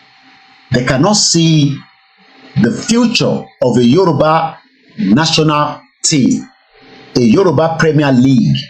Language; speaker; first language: English; non-native, local second language; Yoruba